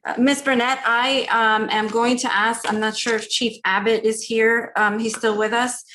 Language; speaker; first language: English; early bilingual, other home language; Spanish